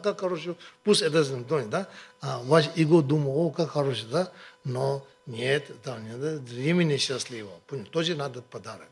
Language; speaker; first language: Russian; non-native, learner; Tibetan